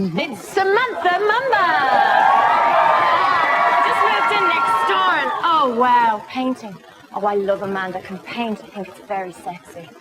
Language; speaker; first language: English; native; English